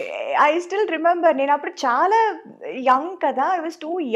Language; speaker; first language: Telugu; non-native, local second language; Tamil